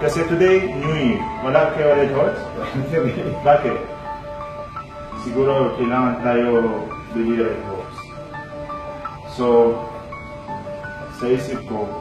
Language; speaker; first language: Filipino; non-native, learner; Arabic